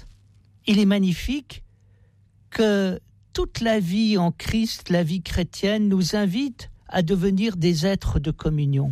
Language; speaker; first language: French; native; French